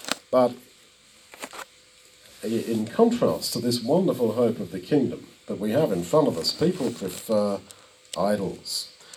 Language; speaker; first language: English; native; English